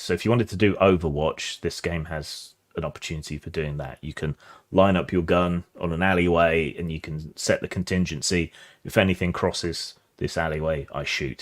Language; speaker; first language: English; native; English